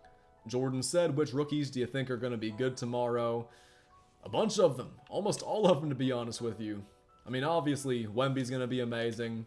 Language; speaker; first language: English; native; English